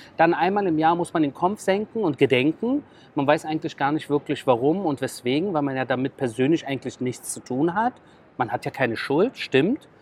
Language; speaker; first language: German; native; German